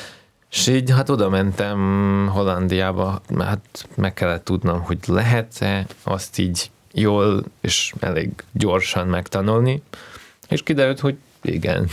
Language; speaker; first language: Hungarian; non-native, learner; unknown